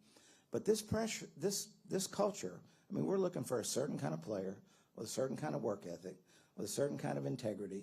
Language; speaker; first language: English; native; English